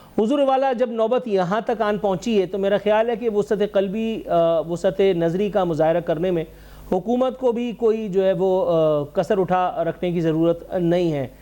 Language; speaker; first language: Urdu; native; Urdu